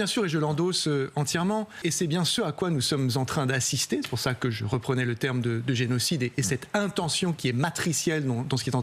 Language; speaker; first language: French; native; French